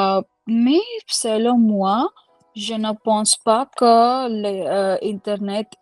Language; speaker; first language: French; non-native, learner; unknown